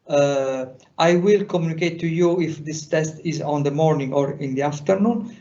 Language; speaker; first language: English; non-native, fluent; Italian